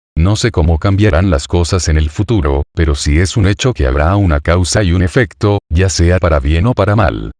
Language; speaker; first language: Spanish; native; Spanish